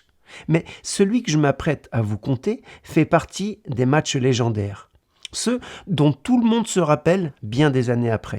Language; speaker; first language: French; native; French